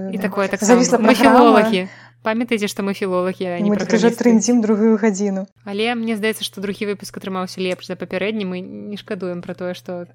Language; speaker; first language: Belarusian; non-native, local second language; Russian